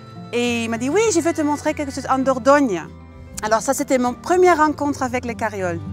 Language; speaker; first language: French; non-native, fluent; Dutch